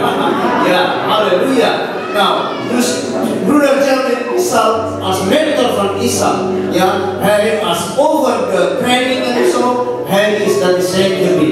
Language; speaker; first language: Dutch; non-native, fluent; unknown